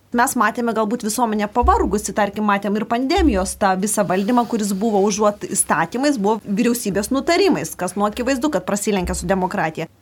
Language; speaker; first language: Lithuanian; native; Lithuanian